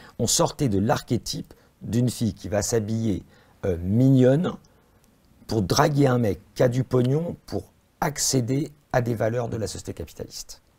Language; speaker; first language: French; native; French